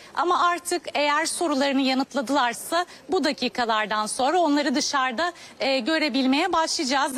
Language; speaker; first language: Turkish; native; Turkish